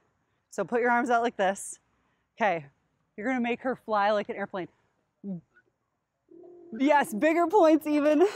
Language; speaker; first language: English; native; English